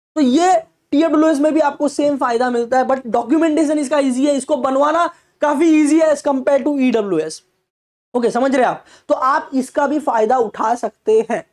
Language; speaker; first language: Hindi; non-native, local second language; Marathi